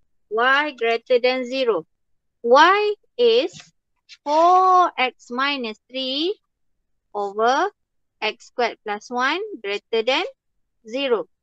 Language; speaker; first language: English; non-native, local second language; Malay